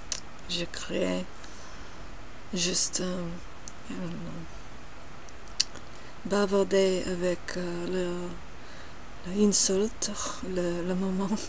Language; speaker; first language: French; non-native, learner; English